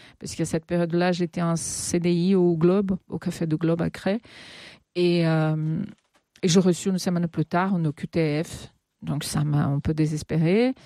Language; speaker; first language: French; non-native, fluent; Portuguese